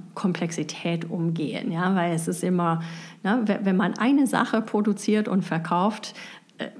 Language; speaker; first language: German; non-native, fluent; English